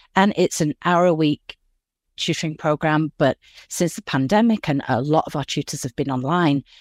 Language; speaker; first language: English; native; English